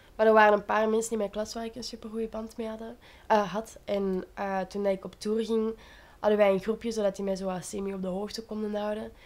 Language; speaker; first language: Dutch; native; Dutch